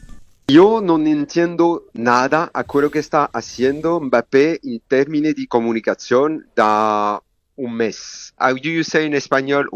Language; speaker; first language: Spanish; non-native, learner; French